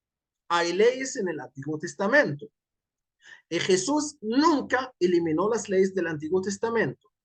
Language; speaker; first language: Spanish; non-native, fluent; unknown